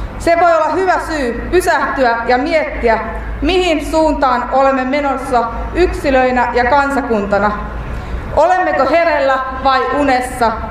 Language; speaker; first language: Finnish; native; Finnish